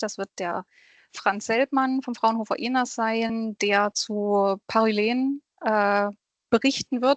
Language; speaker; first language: German; native; German